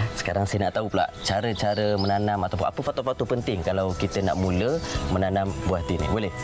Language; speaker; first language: Malay; native; Malay